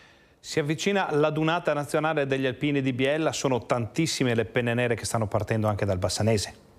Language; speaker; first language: Italian; native; Italian